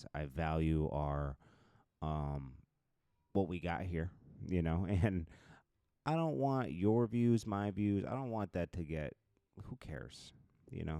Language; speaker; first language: English; native; English